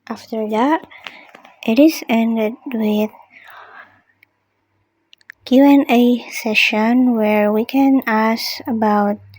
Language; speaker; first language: English; non-native, learner; Indonesian